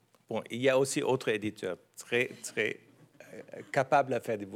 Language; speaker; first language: French; non-native, fluent; German